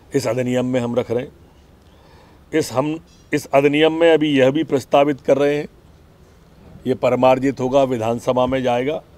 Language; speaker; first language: Hindi; native; Hindi